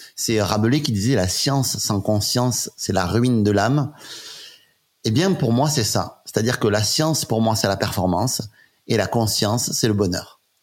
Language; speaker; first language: French; native; French